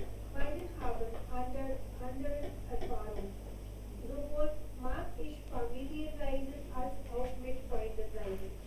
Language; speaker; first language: German; non-native, learner; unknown